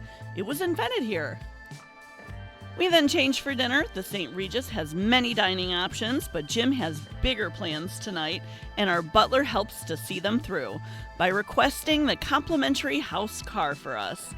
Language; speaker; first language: English; native; English